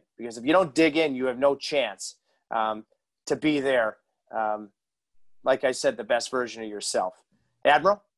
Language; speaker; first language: English; native; English